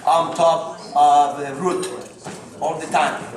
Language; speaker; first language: English; non-native, learner; Spanish